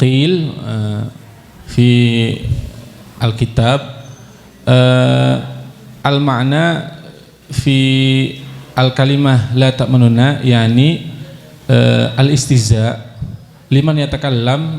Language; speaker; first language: Arabic; non-native, fluent; Indonesian